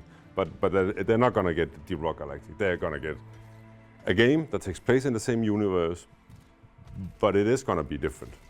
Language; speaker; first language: English; non-native, fluent; Danish